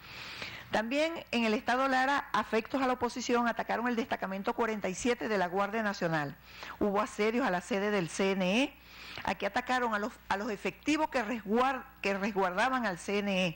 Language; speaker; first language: Spanish; native; Spanish